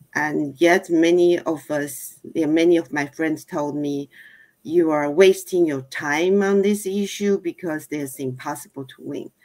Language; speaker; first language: English; non-native, fluent; Chinese